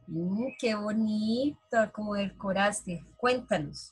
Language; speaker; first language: Spanish; native; Spanish